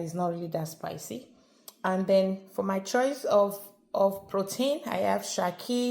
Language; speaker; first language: English; non-native, local second language; Yoruba